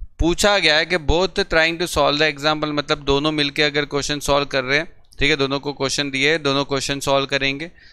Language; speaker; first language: Hindi; non-native, local second language; Gujarati